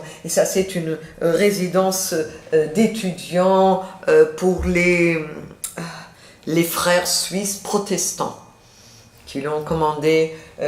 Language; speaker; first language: French; non-native, fluent; Portuguese